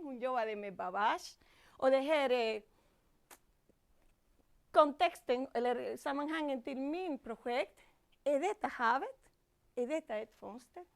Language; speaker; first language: Swedish; non-native, fluent; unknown